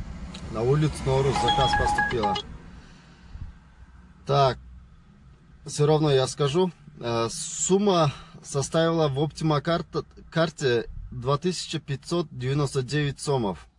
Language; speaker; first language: Russian; non-native, local second language; Kyrgyz